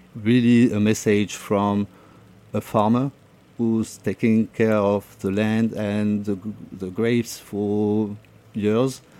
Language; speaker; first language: English; non-native, fluent; French